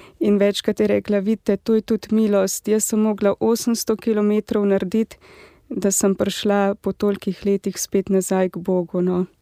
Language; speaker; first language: Slovenian; native; Slovenian